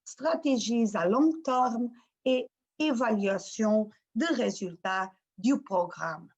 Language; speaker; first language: French; non-native, fluent; Portuguese